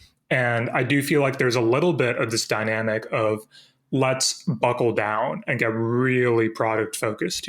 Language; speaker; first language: English; native; English